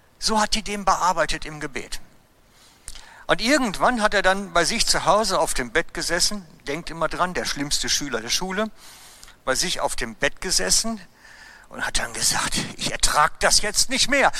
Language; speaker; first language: German; native; German